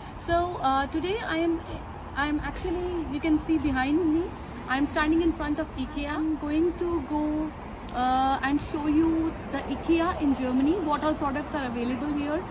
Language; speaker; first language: English; non-native, local second language; Hindi